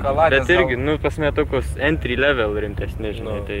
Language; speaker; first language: Lithuanian; native; Lithuanian